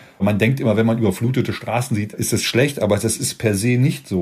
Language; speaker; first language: German; native; German